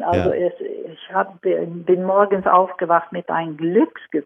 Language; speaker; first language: German; non-native, fluent; Swedish